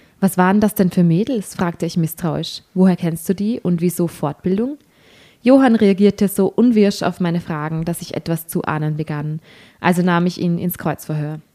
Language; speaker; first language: German; native; German